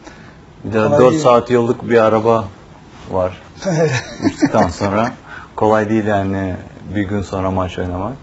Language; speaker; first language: Turkish; non-native, fluent; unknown